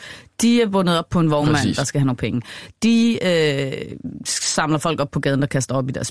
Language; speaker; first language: Danish; native; Danish